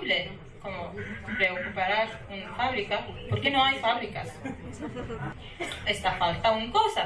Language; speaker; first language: Spanish; non-native, learner; Kurdish